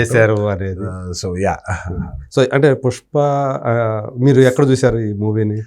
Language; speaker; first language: Telugu; native; Telugu